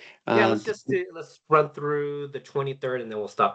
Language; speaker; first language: English; native; English